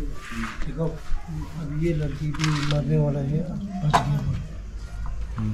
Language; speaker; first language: Hindi; non-native, local second language; Tibetan